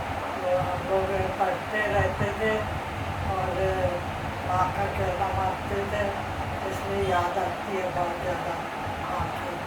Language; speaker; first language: Hindi; native; Hindi